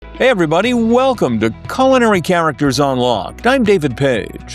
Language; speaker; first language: English; native; English